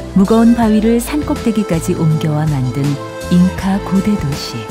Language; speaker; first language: Korean; native; Korean